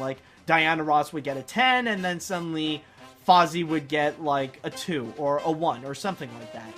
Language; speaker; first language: English; native; English